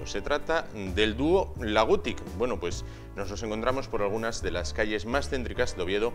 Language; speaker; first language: Spanish; native; Spanish